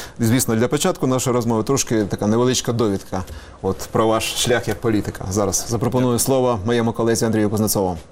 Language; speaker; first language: Ukrainian; native; Ukrainian